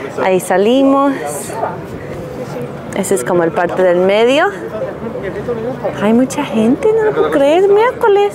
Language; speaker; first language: Spanish; non-native, fluent; English